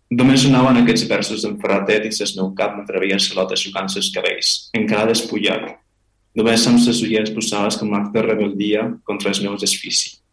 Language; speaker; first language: Catalan; non-native, fluent; Spanish